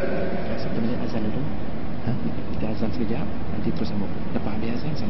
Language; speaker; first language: Malay; native; Malay